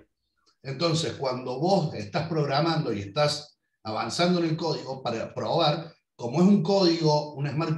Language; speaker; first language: Spanish; native; Spanish